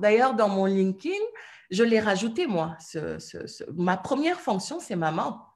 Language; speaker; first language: French; non-native, local second language; Wolof